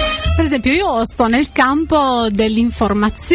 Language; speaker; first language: Italian; native; Italian